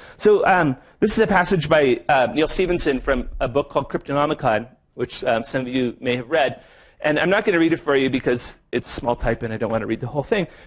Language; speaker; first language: English; native; English